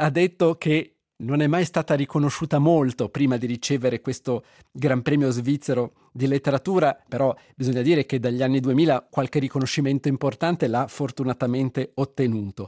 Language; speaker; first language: Italian; native; Italian